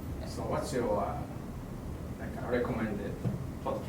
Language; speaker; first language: English; non-native, fluent; Japanese